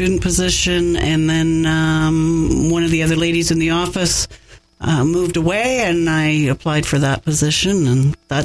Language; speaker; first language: English; native; English